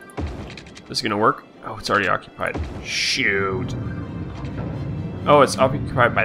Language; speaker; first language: English; native; English